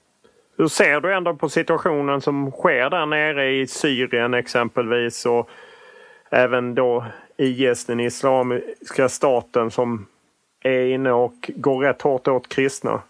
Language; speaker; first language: Swedish; native; Swedish